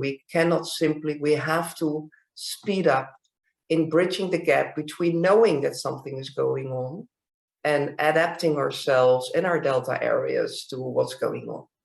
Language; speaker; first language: English; non-native, fluent; Dutch